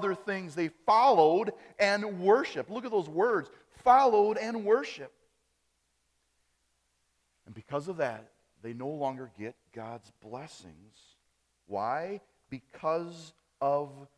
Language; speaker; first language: English; early bilingual, other home language; German